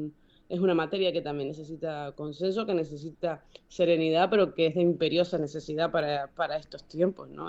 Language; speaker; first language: Spanish; native; Spanish